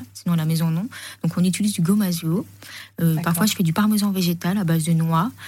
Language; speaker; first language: French; native; French